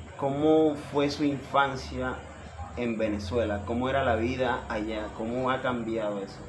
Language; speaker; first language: Spanish; native; Spanish